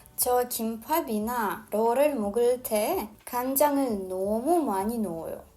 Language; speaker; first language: Korean; non-native, fluent; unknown